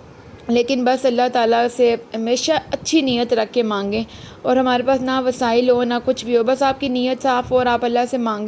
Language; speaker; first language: Urdu; native; Urdu